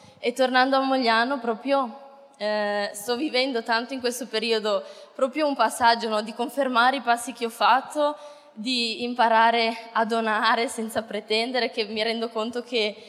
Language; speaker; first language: Italian; native; Italian